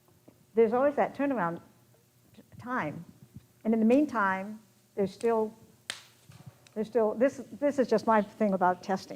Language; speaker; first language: English; native; English